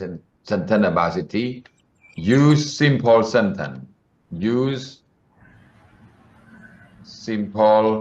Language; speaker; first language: English; non-native, learner; Khmer